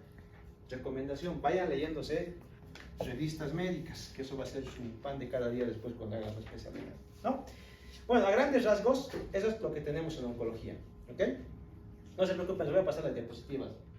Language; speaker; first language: Spanish; native; Spanish